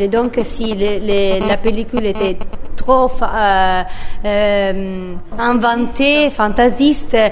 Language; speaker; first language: French; non-native, learner; Italian